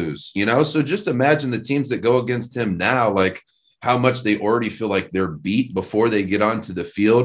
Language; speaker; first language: English; native; English